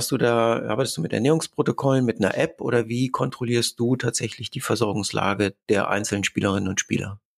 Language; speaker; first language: German; native; German